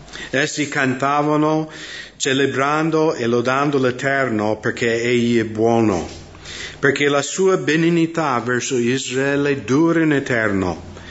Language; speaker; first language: Italian; non-native, fluent; English